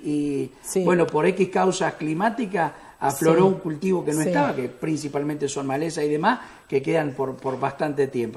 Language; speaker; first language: Spanish; native; Spanish